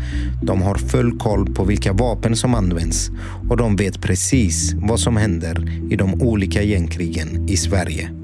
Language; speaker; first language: Swedish; native; Swedish